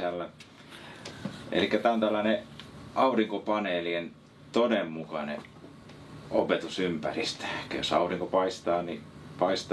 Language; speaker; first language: Finnish; native; Finnish